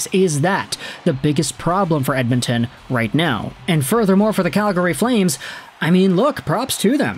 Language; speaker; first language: English; native; English